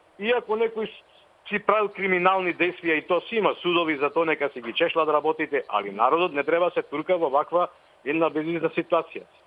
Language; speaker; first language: Macedonian; non-native, local second language; Albanian